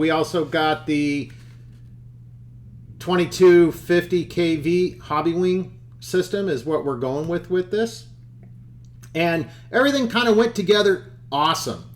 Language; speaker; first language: English; native; English